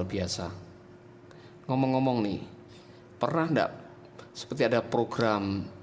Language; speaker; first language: Indonesian; native; Indonesian